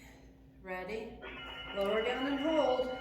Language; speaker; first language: English; native; English